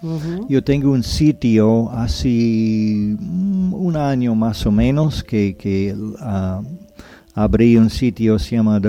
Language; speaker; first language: Spanish; non-native, fluent; English